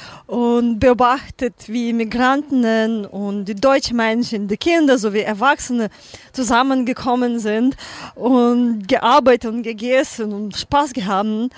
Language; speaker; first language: German; non-native, learner; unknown